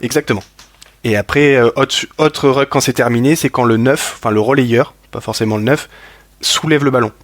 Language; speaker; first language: French; native; French